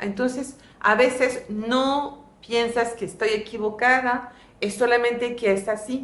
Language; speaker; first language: Spanish; non-native, fluent; French